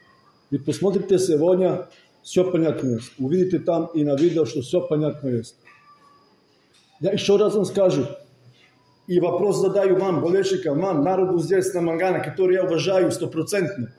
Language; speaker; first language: Russian; non-native, fluent; Serbian